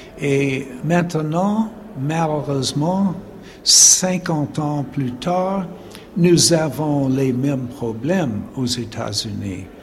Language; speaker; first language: French; non-native, fluent; English